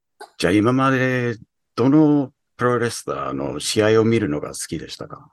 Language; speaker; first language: Japanese; early bilingual, heritage; English